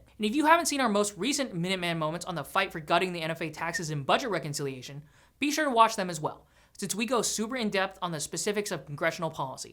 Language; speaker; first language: English; native; English